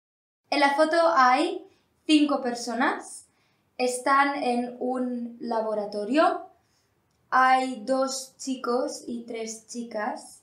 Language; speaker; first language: Spanish; non-native, learner; English